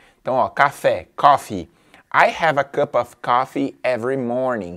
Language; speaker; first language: English; non-native, fluent; Portuguese